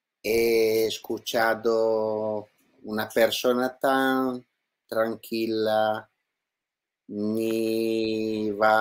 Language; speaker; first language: Spanish; non-native, learner; Italian